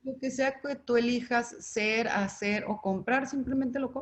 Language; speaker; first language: Spanish; native; Spanish